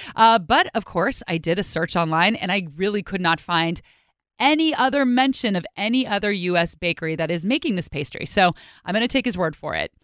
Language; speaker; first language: English; native; English